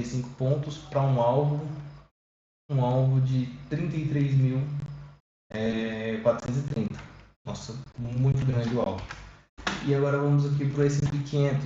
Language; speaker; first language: Portuguese; native; Portuguese